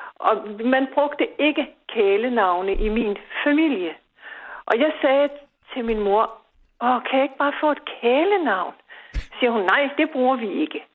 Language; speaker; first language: Danish; native; Danish